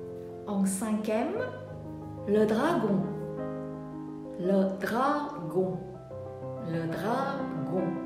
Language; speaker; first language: French; non-native, fluent; Vietnamese